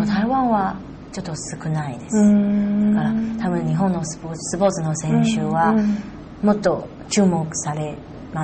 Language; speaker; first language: Japanese; non-native, learner; Chinese